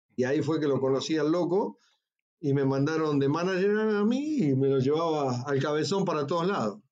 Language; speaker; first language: Spanish; native; Spanish